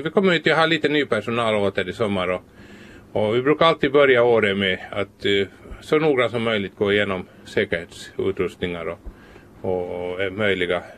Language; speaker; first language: Swedish; native; Swedish